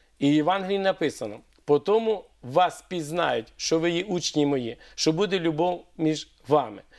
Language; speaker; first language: Ukrainian; native; Ukrainian